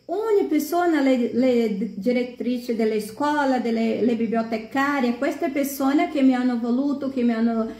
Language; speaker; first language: Italian; non-native, fluent; Portuguese